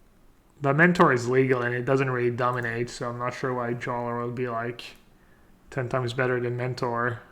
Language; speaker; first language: English; non-native, fluent; French